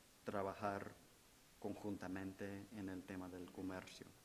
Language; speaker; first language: Spanish; non-native, fluent; English